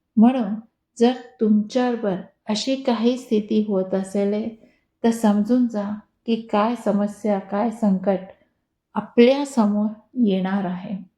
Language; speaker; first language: Marathi; non-native, local second language; Hindi